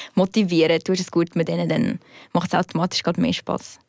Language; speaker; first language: German; native; German